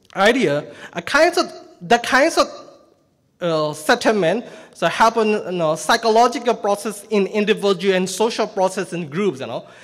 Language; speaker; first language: English; non-native, fluent; Burmese